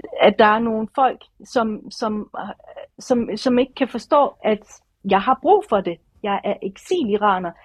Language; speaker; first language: Danish; early bilingual, other home language; Persian